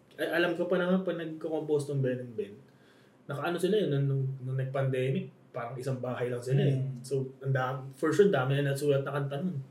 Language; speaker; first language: Filipino; native; Filipino